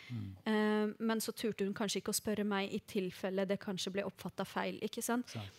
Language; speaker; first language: Norwegian; early bilingual, other home language; Arabic